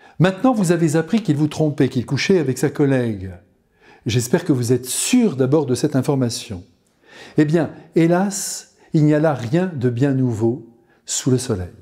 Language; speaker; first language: French; native; French